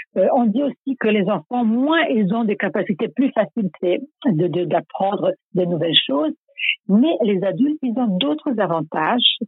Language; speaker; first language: French; non-native, fluent; Serbian